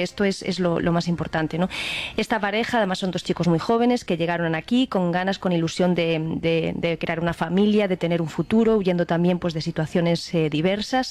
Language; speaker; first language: Spanish; native; Spanish